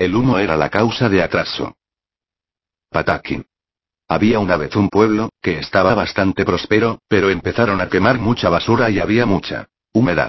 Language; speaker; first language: Spanish; native; Spanish